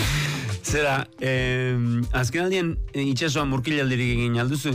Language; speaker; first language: Basque; native; Basque